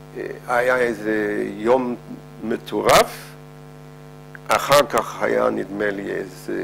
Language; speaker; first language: Hebrew; non-native, fluent; Dutch